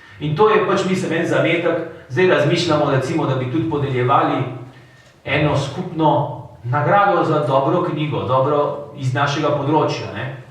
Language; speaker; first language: Slovenian; early bilingual, heritage; Slovenian